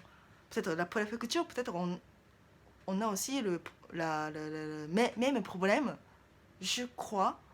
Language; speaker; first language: French; non-native, learner; Japanese